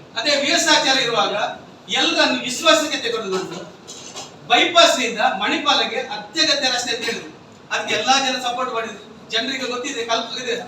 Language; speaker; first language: Kannada; native; Kannada